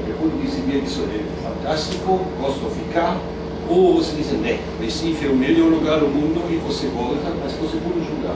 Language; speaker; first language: Portuguese; non-native, fluent; German